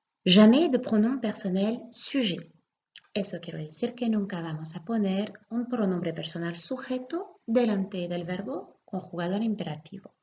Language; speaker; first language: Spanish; non-native, fluent; French